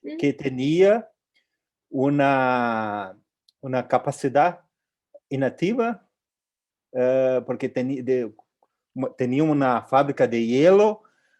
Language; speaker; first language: Spanish; non-native, local second language; Portuguese